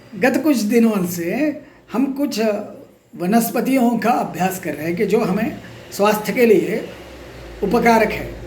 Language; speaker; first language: Hindi; non-native, local second language; Marathi